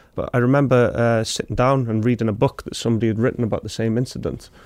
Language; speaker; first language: English; native; English